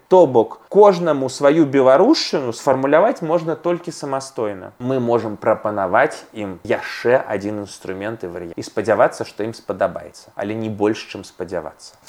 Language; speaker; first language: Belarusian; native; Belarusian